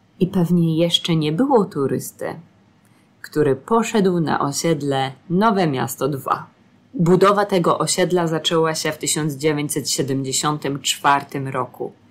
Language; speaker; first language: Polish; native; Polish